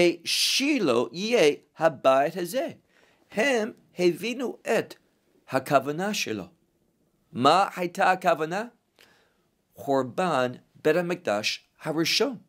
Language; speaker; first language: Hebrew; non-native, fluent; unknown